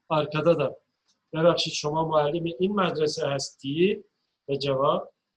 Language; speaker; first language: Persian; non-native, fluent; Turkish